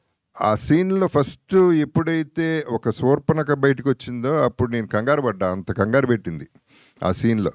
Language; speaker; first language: Telugu; native; Telugu